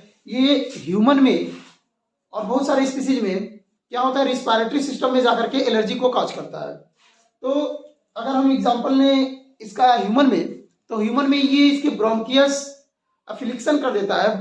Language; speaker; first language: Hindi; native; Hindi